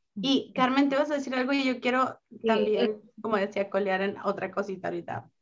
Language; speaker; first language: Spanish; native; Spanish